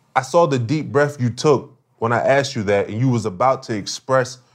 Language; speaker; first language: English; native; English